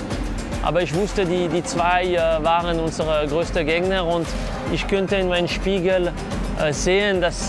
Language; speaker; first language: German; non-native, local second language; French